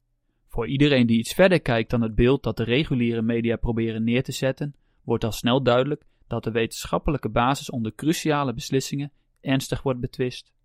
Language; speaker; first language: Dutch; native; Dutch